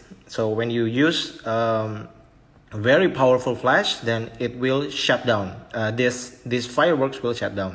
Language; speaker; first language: English; non-native, fluent; Indonesian